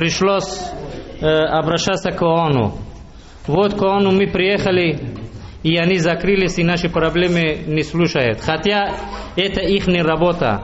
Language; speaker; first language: Russian; early bilingual, other home language; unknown